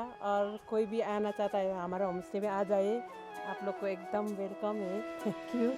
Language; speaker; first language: Hindi; non-native, local second language; Nepali